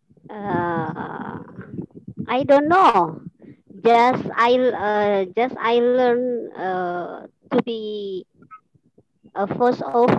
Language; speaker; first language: English; non-native, learner; Indonesian